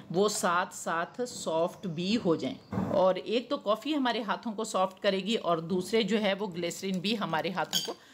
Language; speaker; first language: Hindi; native; Hindi